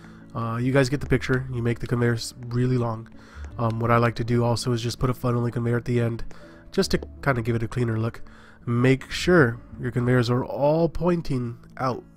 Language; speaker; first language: English; native; English